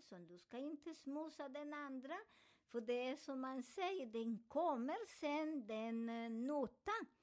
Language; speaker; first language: Swedish; non-native, fluent; Spanish